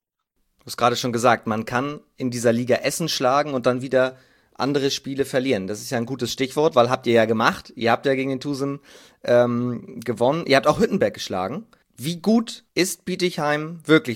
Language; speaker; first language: German; native; German